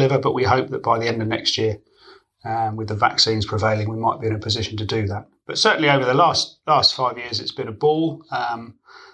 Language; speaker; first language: English; native; English